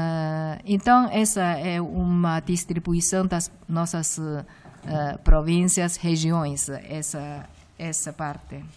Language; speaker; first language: Portuguese; non-native, fluent; Chinese